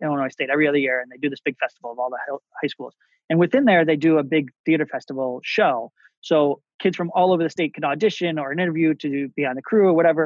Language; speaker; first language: English; native; English